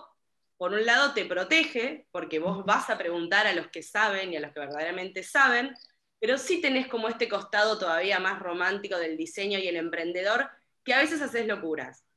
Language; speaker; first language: Spanish; native; Spanish